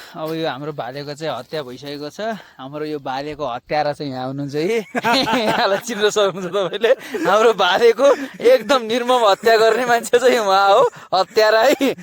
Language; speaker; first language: Nepali; non-native, local second language; Rana Tharu